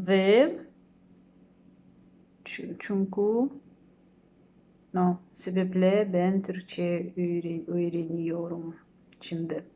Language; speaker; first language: Turkish; non-native, learner; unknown